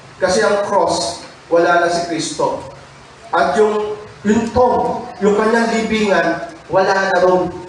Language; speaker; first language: Filipino; native; Filipino